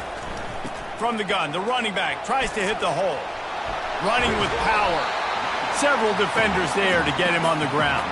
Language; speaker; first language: English; native; English